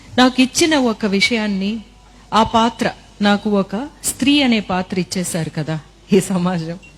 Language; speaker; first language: Telugu; native; Telugu